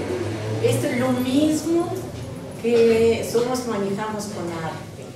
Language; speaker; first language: Spanish; non-native, learner; Russian